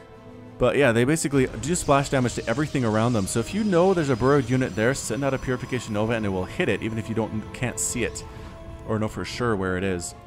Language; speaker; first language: English; native; English